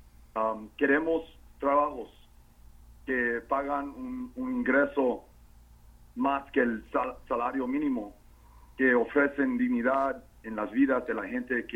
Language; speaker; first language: Spanish; non-native, fluent; English